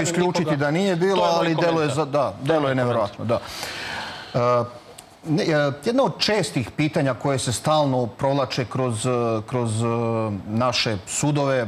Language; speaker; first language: Serbian; native; Serbian